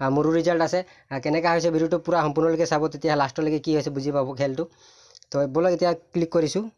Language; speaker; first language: Assamese; non-native, local second language; Sadri